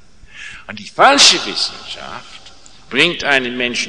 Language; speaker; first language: German; non-native, fluent; English